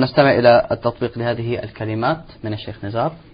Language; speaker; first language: Arabic; native; Arabic